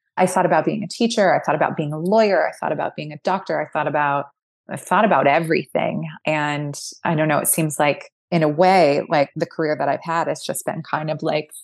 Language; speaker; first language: English; native; English